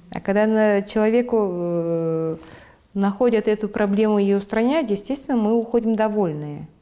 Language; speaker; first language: Russian; non-native, local second language; Kazakh